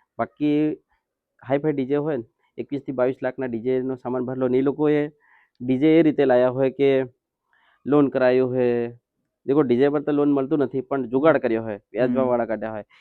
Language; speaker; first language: Gujarati; non-native, local second language; Bhili